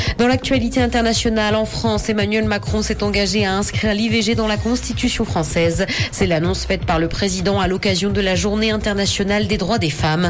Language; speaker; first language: French; native; French